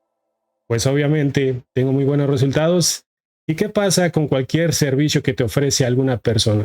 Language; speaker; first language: Spanish; native; Spanish